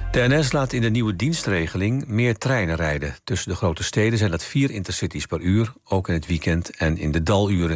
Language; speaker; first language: Dutch; native; Dutch